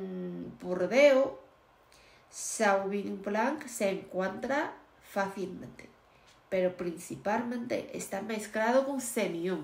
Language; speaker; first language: Spanish; non-native, fluent; Chinese